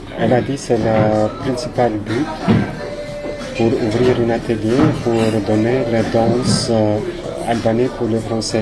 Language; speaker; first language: French; non-native, learner; Albanian